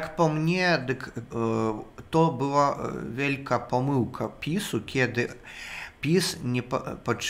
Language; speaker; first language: Polish; non-native, fluent; Russian